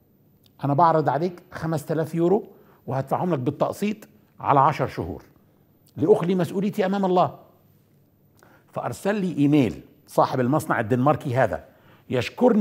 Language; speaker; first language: Arabic; native; Arabic